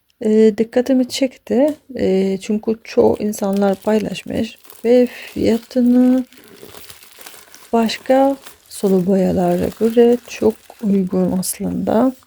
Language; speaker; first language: Turkish; non-native, fluent; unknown